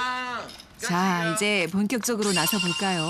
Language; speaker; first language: Korean; native; Korean